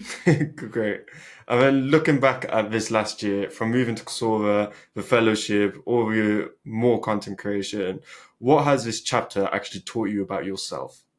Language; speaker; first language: English; early bilingual, other home language; Albanian